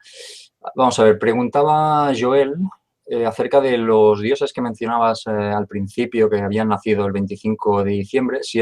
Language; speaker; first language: Spanish; native; Spanish